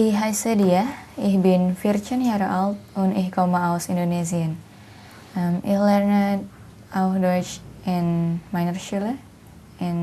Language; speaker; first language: German; non-native, learner; Indonesian